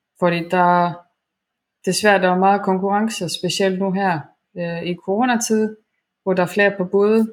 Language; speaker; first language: Danish; non-native, fluent; Estonian